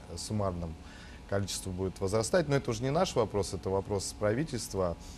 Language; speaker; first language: Russian; native; Russian